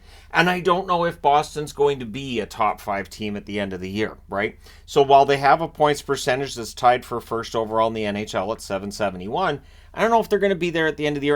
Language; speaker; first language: English; native; English